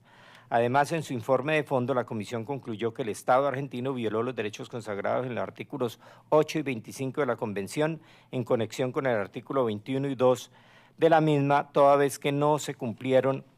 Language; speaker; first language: Spanish; native; Spanish